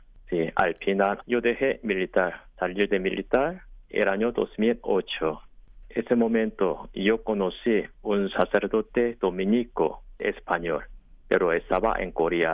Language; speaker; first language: Spanish; non-native, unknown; Korean